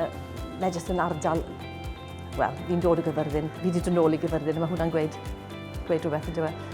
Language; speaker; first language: Welsh; native; Welsh